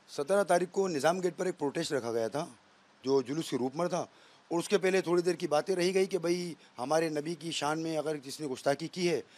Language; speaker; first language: Hindi; native; Hindi